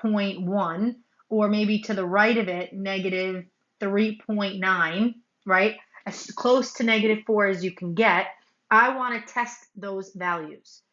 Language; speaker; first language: English; native; English